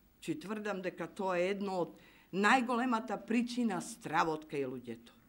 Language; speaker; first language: Macedonian; early bilingual, heritage; Macedonian